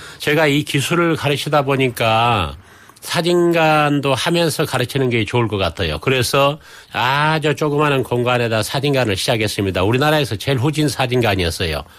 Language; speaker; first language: Korean; native; Korean